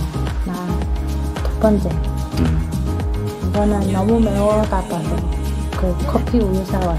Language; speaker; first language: Korean; non-native, learner; Chinese